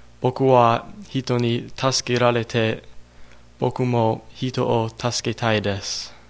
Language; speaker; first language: Japanese; non-native, learner; English